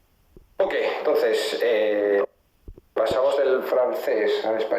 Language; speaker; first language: Spanish; non-native, fluent; Italian